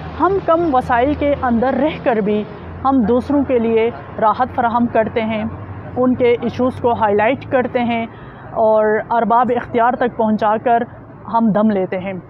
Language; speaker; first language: Urdu; non-native, local second language; Shina